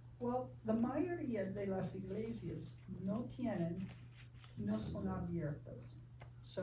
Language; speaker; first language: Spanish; early bilingual, heritage; Spanish